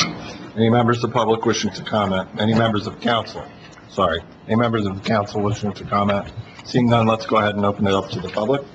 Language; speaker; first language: English; native; English